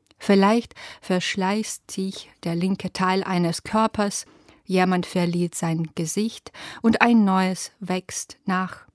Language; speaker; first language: German; non-native, fluent; Belarusian